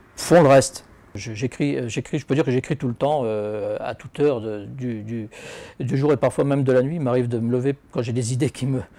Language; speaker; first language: French; native; French